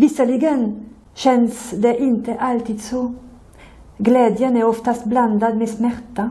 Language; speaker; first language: Swedish; non-native, fluent; French